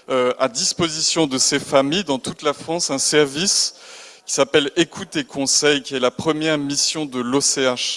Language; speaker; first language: French; native; French